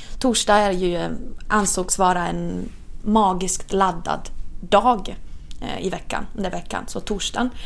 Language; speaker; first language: Swedish; non-native, fluent; Italian